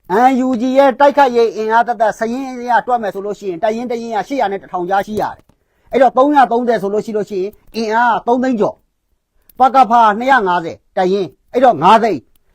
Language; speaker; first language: Burmese; non-native, local second language; Kachin